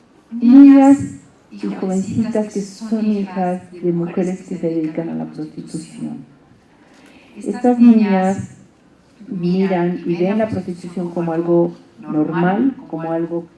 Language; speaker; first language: Spanish; native; Spanish